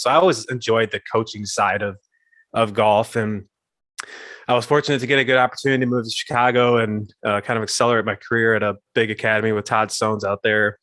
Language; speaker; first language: English; native; English